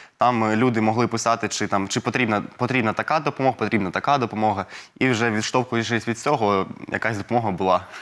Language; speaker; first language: Ukrainian; non-native, local second language; Russian